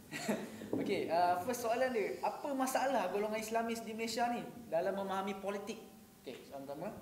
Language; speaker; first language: Malay; native; Malay